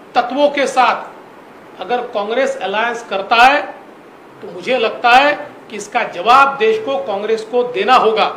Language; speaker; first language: Hindi; non-native, local second language; Marathi